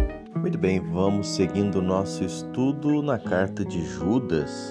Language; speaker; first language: Portuguese; native; Portuguese